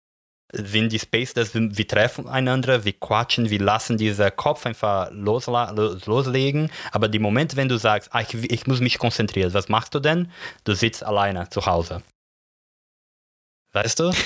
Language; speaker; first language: German; non-native, learner; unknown